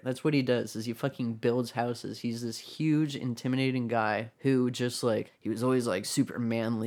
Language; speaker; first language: English; native; English